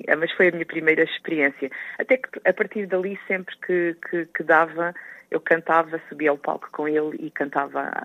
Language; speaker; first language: Portuguese; native; Portuguese